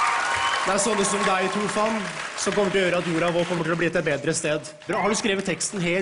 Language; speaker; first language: Norwegian; early bilingual, other home language; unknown